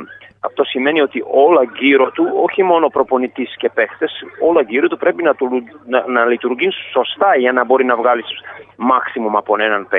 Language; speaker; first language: Greek; non-native, fluent; Serbian